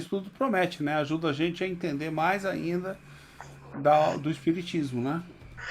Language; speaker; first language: Portuguese; native; Portuguese